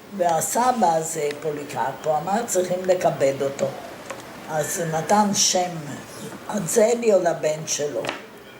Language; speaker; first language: Hebrew; non-native, fluent; Italian